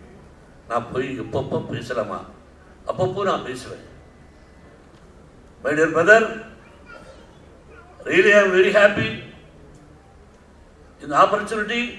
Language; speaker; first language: Tamil; non-native, learner; Telugu